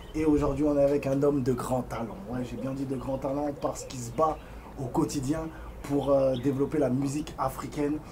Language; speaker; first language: French; native; French